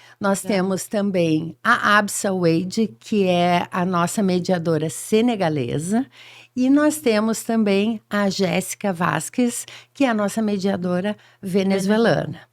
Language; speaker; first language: Portuguese; native; Portuguese